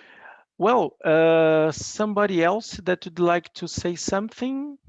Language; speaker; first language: English; non-native, fluent; Portuguese